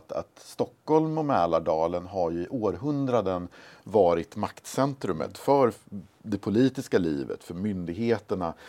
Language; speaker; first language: Swedish; native; Swedish